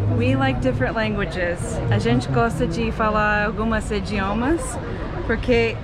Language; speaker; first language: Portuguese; non-native, learner; English